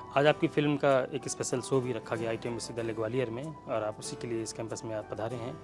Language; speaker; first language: Hindi; native; Hindi